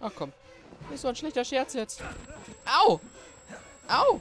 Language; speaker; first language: German; native; German